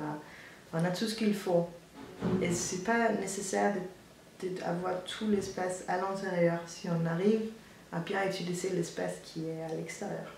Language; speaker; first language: French; non-native, fluent; Danish